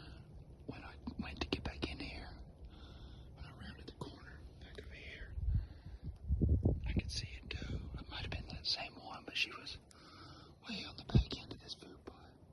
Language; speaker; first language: English; native; English